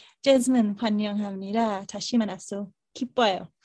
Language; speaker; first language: Korean; non-native, learner; English